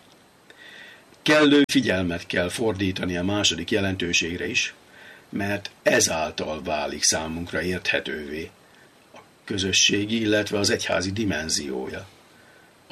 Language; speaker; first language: Hungarian; native; Hungarian